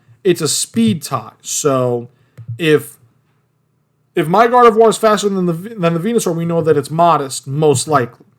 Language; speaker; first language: English; native; English